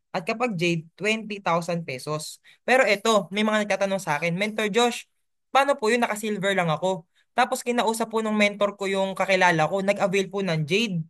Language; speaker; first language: Filipino; native; Filipino